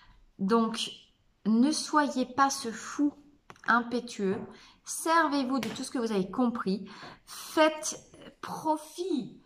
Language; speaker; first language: French; native; French